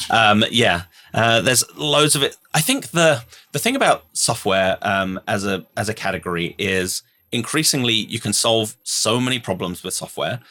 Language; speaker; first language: English; native; English